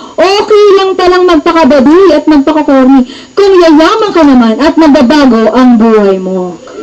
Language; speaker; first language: Filipino; native; Filipino